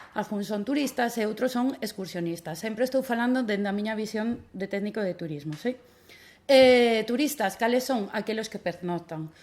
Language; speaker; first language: Galician; non-native, local second language; Spanish